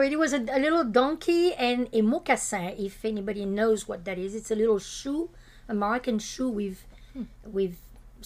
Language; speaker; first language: English; non-native, fluent; French